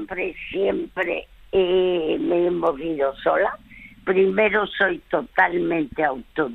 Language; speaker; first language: Spanish; early bilingual, other home language; French